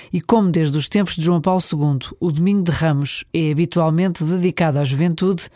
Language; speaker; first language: Portuguese; native; Portuguese